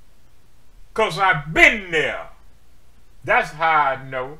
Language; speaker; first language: English; native; English